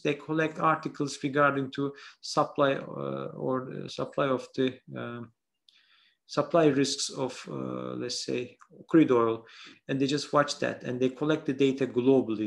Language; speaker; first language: English; non-native, fluent; Turkish